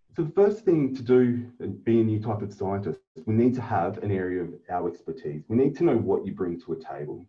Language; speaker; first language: English; native; English